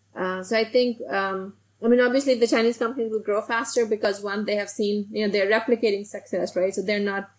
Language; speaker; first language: English; non-native, local second language; Hindi